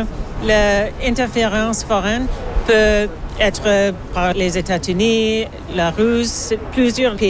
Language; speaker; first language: French; non-native, local second language; English